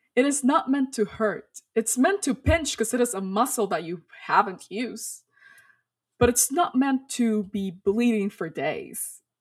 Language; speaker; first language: English; non-native, fluent; Spanish